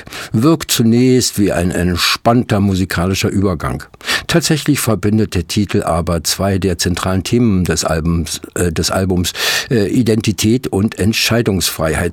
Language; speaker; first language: German; native; German